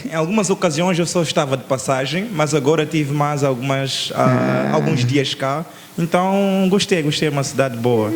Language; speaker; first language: Portuguese; non-native, local second language; Tsonga